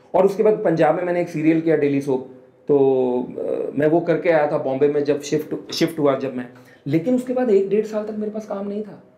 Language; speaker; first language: Hindi; native; Hindi